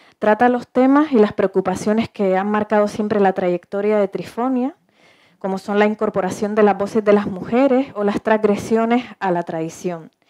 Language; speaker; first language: Spanish; native; Spanish